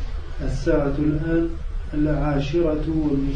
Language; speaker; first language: Arabic; non-native, learner; French